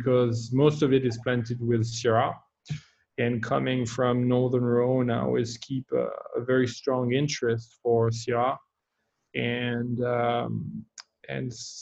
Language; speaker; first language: English; non-native, fluent; French